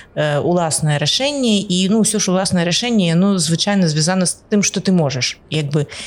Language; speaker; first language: Belarusian; non-native, local second language; Russian